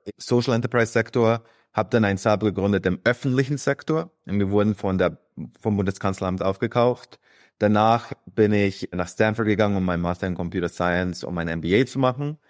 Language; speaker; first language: German; early bilingual, other home language; Croatian